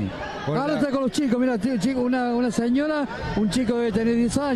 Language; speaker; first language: Spanish; native; Spanish